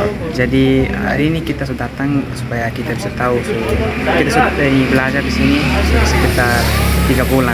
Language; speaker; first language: Indonesian; non-native, learner; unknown